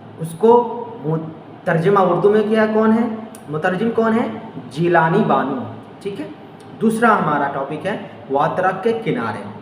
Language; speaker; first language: Urdu; native; Urdu